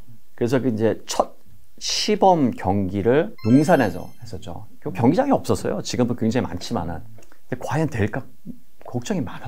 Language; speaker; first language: Korean; native; Korean